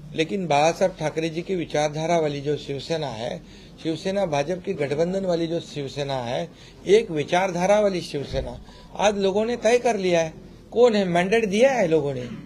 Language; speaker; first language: Hindi; non-native, local second language; Marathi